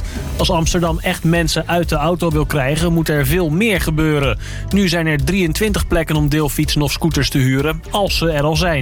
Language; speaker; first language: Dutch; native; Dutch